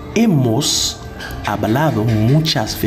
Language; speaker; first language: Spanish; non-native, fluent; Haitian Creole